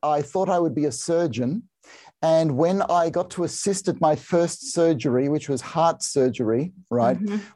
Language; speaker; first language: English; native; English